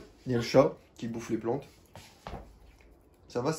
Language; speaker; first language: French; native; French